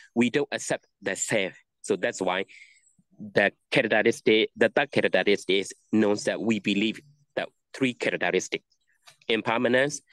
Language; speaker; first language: English; non-native, learner; Burmese